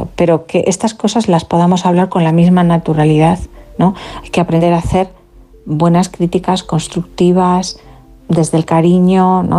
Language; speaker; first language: Spanish; native; Spanish